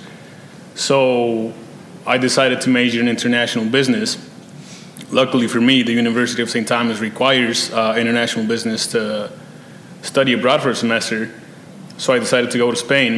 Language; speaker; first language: English; early bilingual, other home language; Spanish